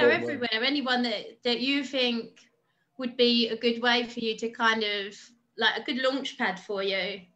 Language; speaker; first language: English; native; English